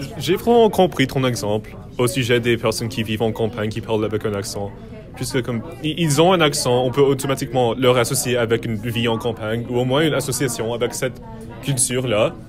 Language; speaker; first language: French; non-native, fluent; English